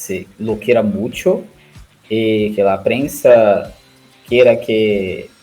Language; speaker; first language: Spanish; non-native, learner; Portuguese